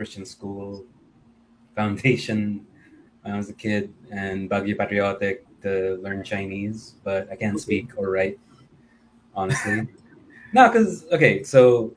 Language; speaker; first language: English; non-native, local second language; Filipino